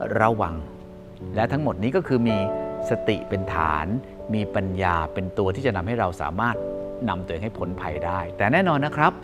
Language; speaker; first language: Thai; native; Thai